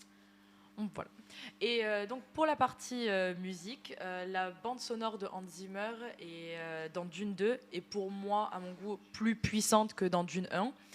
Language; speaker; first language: French; native; French